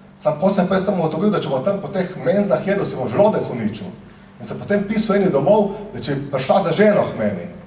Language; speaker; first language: Slovenian; native; Slovenian